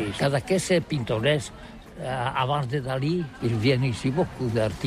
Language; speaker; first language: French; non-native, learner; Catalan